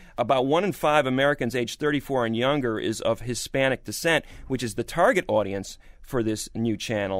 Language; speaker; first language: English; native; English